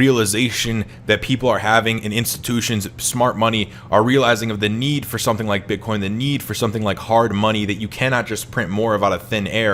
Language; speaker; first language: English; native; English